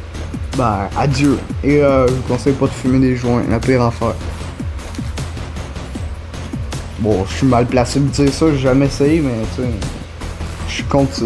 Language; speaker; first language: French; native; French